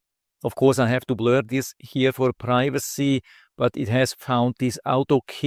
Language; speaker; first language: English; non-native, fluent; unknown